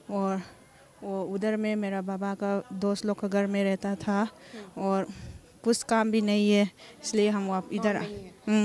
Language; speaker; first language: Hindi; non-native, local second language; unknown